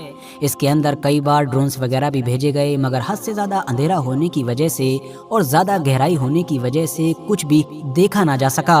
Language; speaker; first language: Hindi; native; Hindi